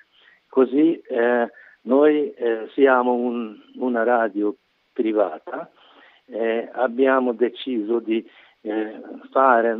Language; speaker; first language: Italian; non-native, learner; Hungarian